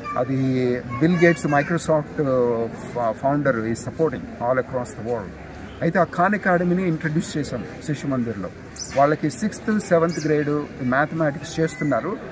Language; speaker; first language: Telugu; native; Telugu